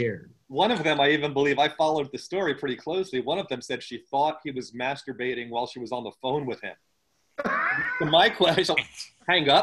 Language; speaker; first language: English; native; English